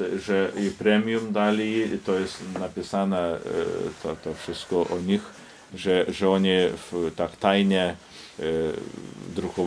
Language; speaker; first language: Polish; non-native, local second language; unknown